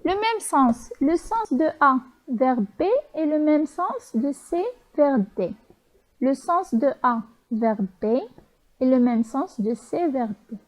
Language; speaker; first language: French; non-native, local second language; Arabic